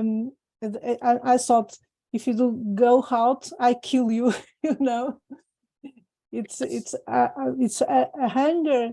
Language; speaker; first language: English; non-native, fluent; Portuguese